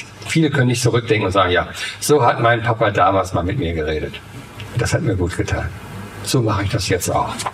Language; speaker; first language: German; native; German